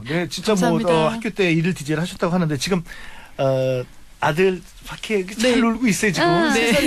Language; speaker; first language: Korean; native; Korean